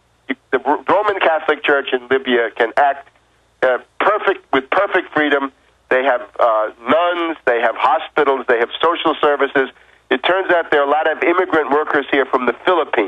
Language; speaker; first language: English; native; English